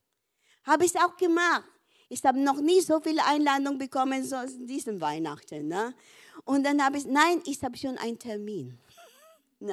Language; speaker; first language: German; non-native, learner; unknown